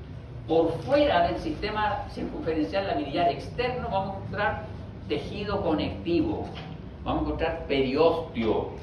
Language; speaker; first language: Spanish; native; Spanish